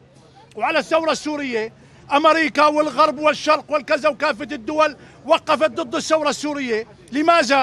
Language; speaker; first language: Arabic; native; Arabic